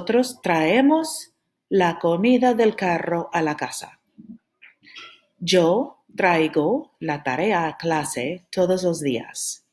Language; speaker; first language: Spanish; non-native, fluent; English